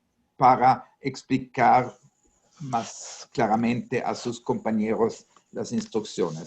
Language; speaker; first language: Portuguese; non-native, learner; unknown